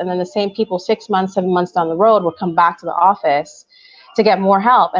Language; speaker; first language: English; early bilingual, other home language; Spanish